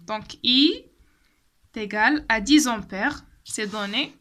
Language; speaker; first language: French; non-native, local second language; Arabic